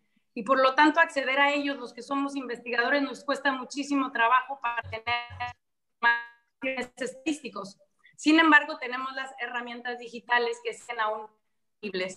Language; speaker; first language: Spanish; native; Spanish